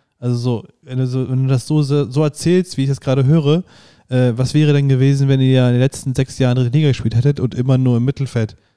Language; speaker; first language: German; native; German